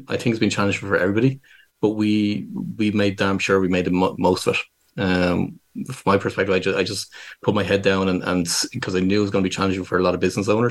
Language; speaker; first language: English; native; English